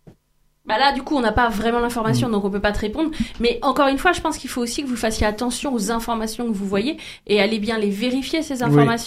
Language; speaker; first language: French; native; French